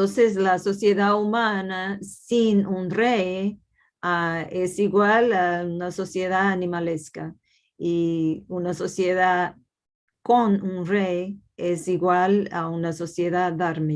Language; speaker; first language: Spanish; non-native, fluent; Portuguese